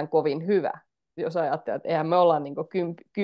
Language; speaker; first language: Finnish; native; Finnish